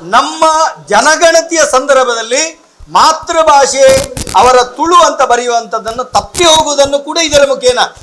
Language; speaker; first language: Kannada; non-native, local second language; Tulu